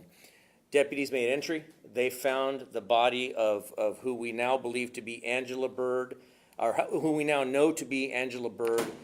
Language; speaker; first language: English; native; English